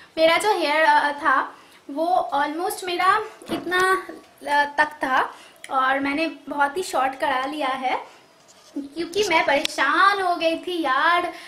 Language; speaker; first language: Hindi; non-native, local second language; Bangla